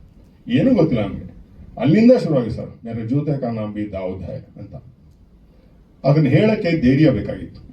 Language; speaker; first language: Kannada; native; Kannada